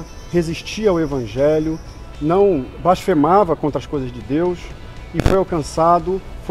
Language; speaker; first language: Portuguese; native; Portuguese